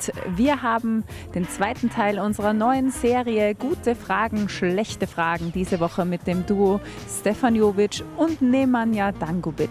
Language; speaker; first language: German; native; German